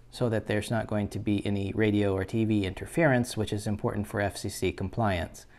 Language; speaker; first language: English; native; English